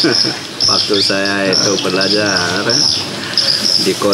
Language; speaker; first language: Indonesian; non-native, learner; Korean